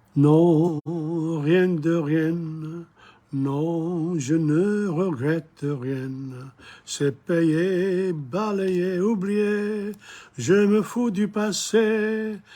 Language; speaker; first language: French; non-native, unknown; English